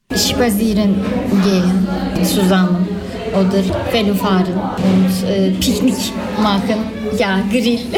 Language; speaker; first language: German; non-native, learner; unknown